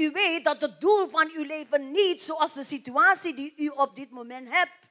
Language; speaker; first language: Dutch; non-native, learner; Indonesian